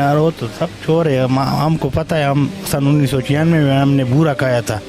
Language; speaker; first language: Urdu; non-native, local second language; Pashto